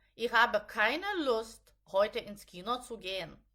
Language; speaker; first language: German; non-native, fluent; Lithuanian